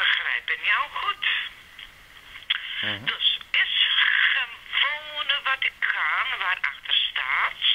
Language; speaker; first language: Dutch; non-native, learner; Serbian